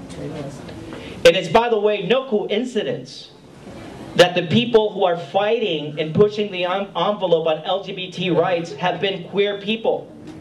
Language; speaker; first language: English; early bilingual, other home language; Spanish